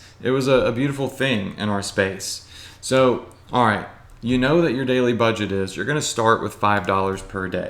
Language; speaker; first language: English; native; English